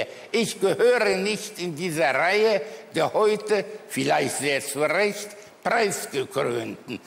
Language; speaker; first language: German; early bilingual, other home language; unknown